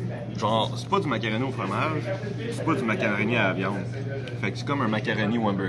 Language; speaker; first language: French; native; French